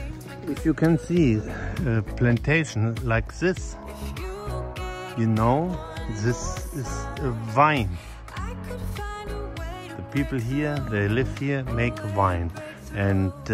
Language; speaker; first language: English; non-native, learner; German